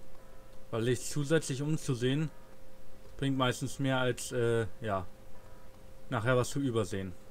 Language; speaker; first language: German; native; German